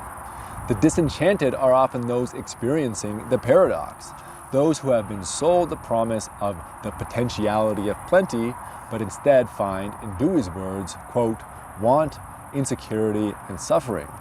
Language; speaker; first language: English; native; English